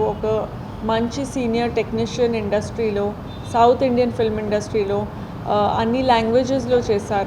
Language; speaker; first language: Telugu; non-native, fluent; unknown